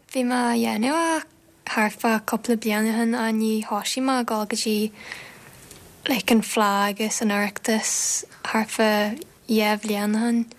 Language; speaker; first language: Irish; non-native, local second language; English